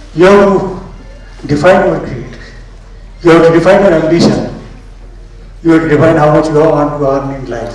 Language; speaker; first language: English; non-native, local second language; Marathi